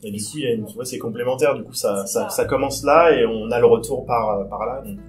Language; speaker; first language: French; native; French